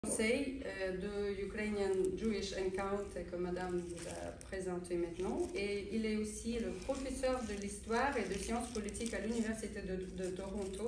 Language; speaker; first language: French; non-native, fluent; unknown